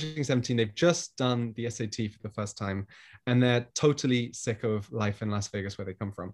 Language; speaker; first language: English; native; English